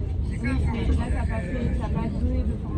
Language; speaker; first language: French; native; French